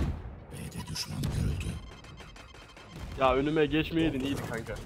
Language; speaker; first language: Turkish; native; Turkish